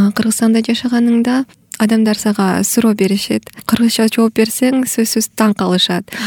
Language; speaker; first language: Kyrgyz; non-native, local second language; Russian